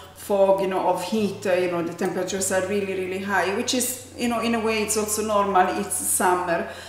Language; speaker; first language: English; non-native, fluent; Italian